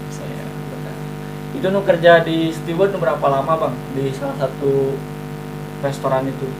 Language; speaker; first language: Indonesian; non-native, local second language; Sundanese